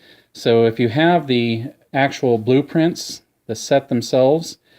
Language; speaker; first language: English; native; English